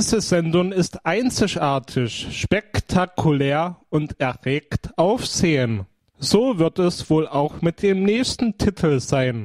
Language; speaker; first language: German; native; German